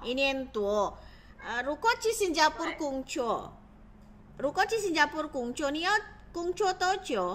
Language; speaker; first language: Chinese; non-native, learner; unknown